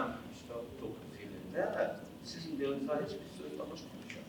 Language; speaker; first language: Turkish; non-native, learner; Azerbaijani